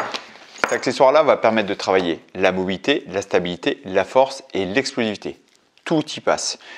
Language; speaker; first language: French; native; French